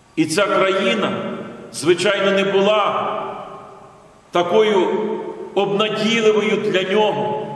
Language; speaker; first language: Ukrainian; native; Ukrainian